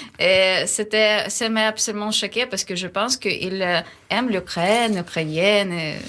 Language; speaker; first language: French; non-native, learner; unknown